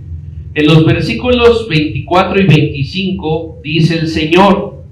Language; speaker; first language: Spanish; native; Spanish